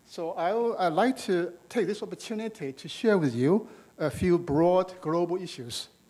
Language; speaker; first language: English; non-native, fluent; Chinese